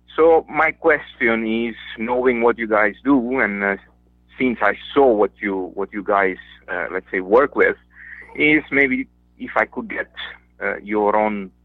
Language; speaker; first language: English; non-native, fluent; Italian